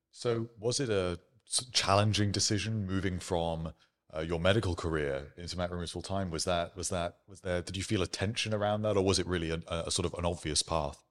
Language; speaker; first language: English; native; English